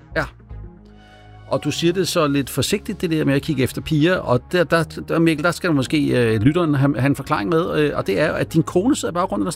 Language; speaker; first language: Danish; native; Danish